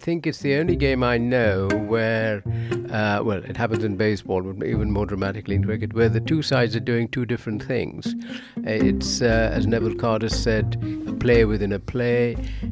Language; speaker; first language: English; non-native, local second language; Bangla